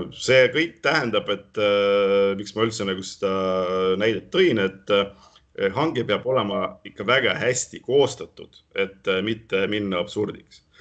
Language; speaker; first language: Estonian; non-native, local second language; Russian